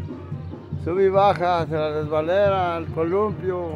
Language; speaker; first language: Spanish; native; Spanish